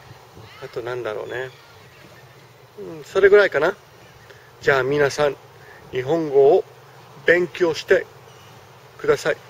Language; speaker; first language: Japanese; non-native, fluent; English